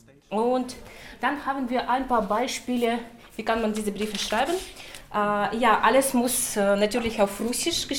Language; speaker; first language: German; non-native, learner; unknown